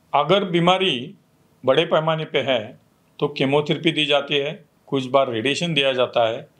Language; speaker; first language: Hindi; non-native, local second language; Marathi